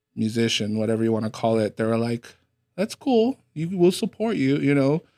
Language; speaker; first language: English; native; English